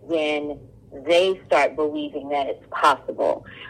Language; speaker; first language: English; native; English